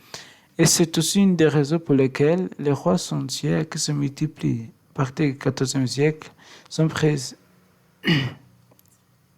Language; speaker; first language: French; non-native, learner; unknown